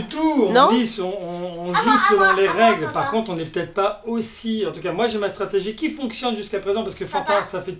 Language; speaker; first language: French; native; French